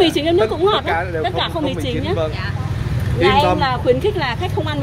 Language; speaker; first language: Vietnamese; native; Vietnamese